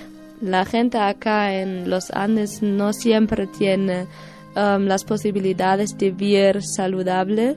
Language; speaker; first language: Spanish; non-native, learner; German